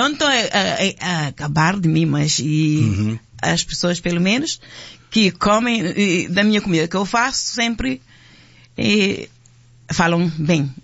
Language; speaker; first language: Portuguese; non-native, local second language; Kabuverdianu